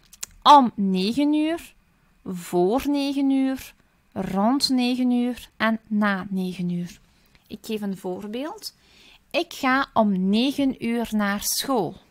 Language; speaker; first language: Dutch; early bilingual, other home language; Turkish